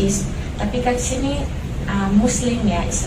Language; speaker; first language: Indonesian; non-native, learner; Thai